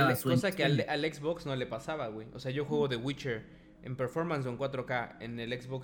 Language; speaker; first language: Spanish; native; Spanish